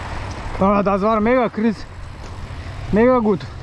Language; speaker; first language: German; non-native, learner; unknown